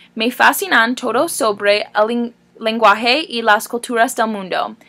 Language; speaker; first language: Spanish; non-native, learner; English